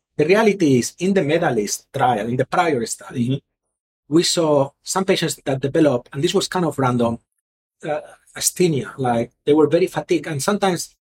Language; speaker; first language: English; non-native, fluent; Spanish